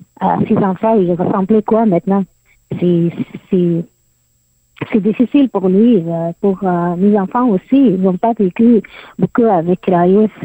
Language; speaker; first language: French; non-native, learner; Arabic